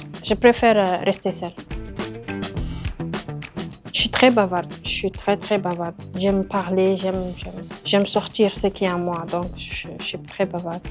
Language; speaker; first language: French; non-native, local second language; Wolof